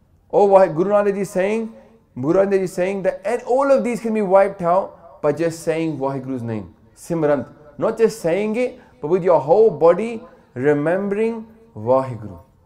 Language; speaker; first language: English; early bilingual, other home language; Punjabi